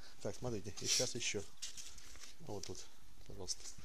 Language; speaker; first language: Russian; native; Russian